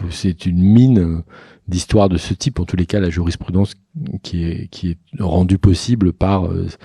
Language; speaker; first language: French; native; French